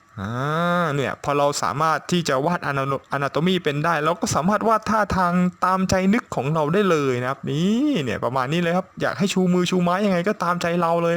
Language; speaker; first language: Thai; native; Thai